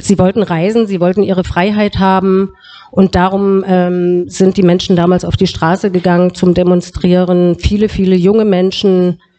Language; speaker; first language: German; native; German